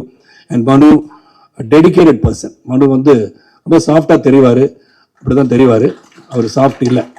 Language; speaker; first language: Tamil; native; Tamil